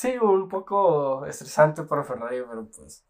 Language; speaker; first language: Spanish; native; Spanish